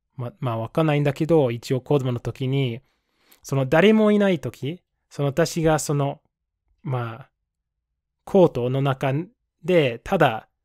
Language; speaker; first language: Japanese; non-native, fluent; English